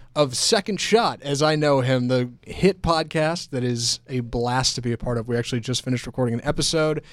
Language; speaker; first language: English; native; English